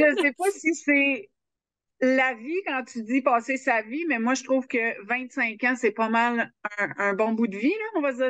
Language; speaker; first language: French; native; French